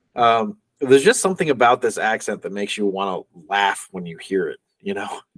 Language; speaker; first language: English; native; English